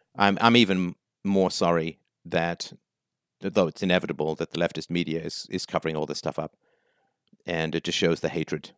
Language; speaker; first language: English; native; English